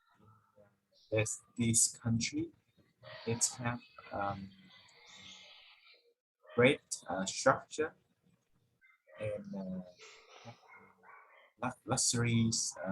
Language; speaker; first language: English; non-native, learner; Vietnamese